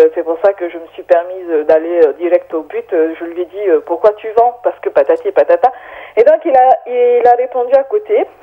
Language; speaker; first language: French; native; French